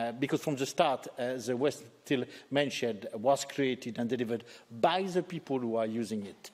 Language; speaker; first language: English; native; English